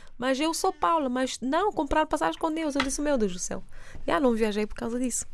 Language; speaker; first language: Portuguese; non-native, local second language; Kabuverdianu